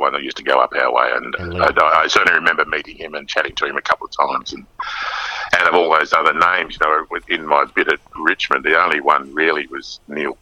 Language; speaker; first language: English; native; English